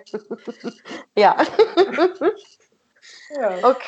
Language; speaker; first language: German; native; German